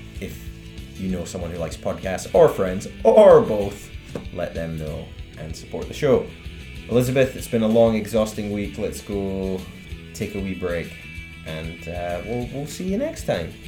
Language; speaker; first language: English; native; English